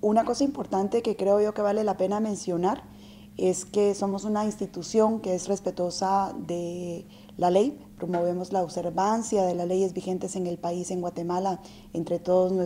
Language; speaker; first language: Spanish; native; Spanish